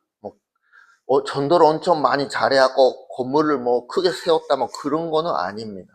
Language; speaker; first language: Korean; early bilingual, heritage; Korean